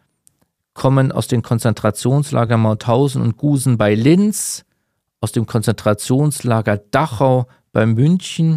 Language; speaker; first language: German; native; German